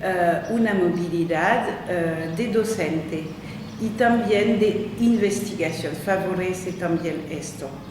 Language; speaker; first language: Spanish; non-native, fluent; French